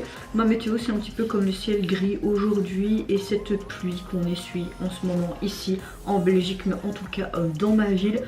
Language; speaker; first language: French; native; French